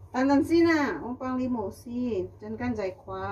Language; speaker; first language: Chinese; non-native, learner; Indonesian